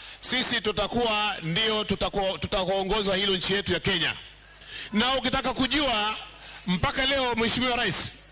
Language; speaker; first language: Swahili; native; Swahili